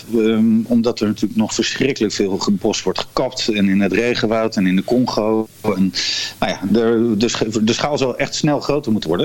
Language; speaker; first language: Dutch; native; Dutch